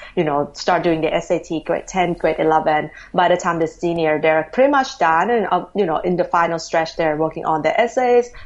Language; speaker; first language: English; non-native, fluent; Thai